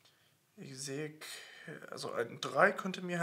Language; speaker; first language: German; non-native, fluent; English